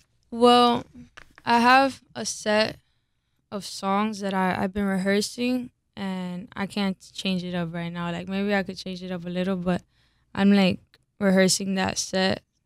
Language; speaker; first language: English; early bilingual, other home language; Spanish